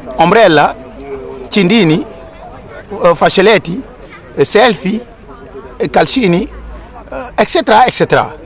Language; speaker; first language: Italian; non-native, learner; Wolof